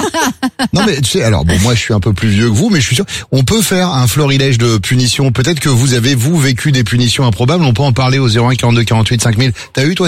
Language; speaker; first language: French; native; French